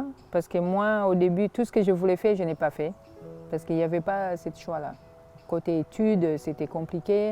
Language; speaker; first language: French; non-native, fluent; Swahili